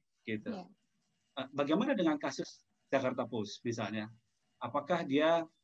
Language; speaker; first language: Indonesian; native; Indonesian